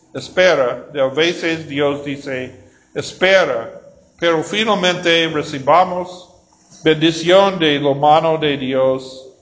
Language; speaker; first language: Spanish; non-native, learner; English